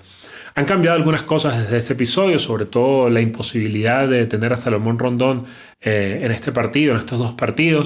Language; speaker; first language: Spanish; native; Spanish